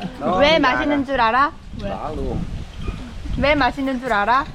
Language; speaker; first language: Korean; non-native, learner; Vietnamese